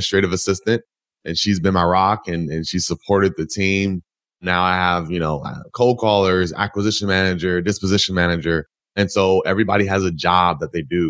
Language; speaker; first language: English; native; English